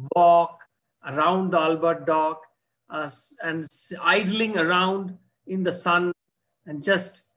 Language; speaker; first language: English; non-native, local second language; Hindi